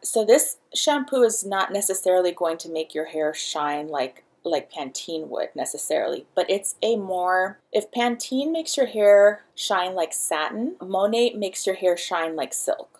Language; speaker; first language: English; early bilingual, other home language; Spanish